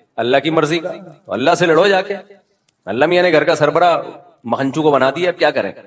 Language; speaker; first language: Urdu; native; Urdu